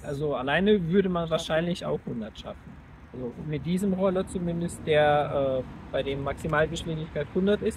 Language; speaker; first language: German; native; German